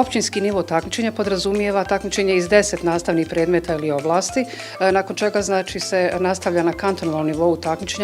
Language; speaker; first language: Bosnian; native; Bosnian